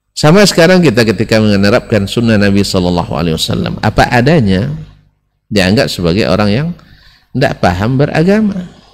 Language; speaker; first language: Indonesian; non-native, local second language; Minangkabau